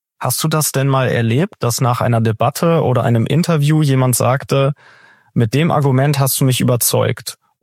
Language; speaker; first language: German; native; German